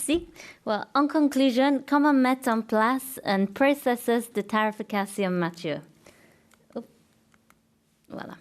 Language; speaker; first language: French; non-native, fluent; English